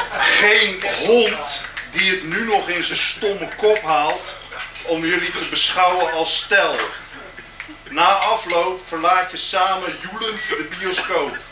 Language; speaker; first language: Dutch; native; Dutch